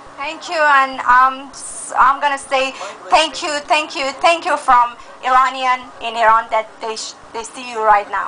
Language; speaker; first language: English; non-native, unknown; Persian